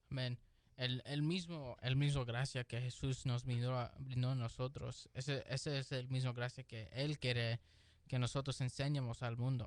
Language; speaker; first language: Spanish; early bilingual, heritage; Spanish